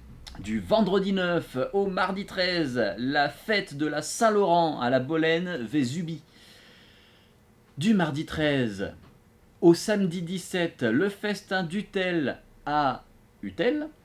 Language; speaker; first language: French; native; French